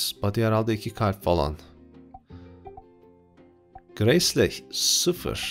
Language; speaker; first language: Turkish; native; Turkish